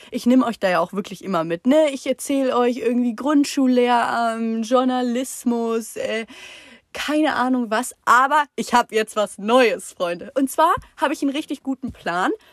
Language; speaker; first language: German; native; German